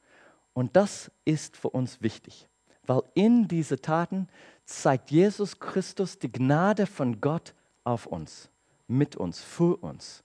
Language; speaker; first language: German; non-native, learner; English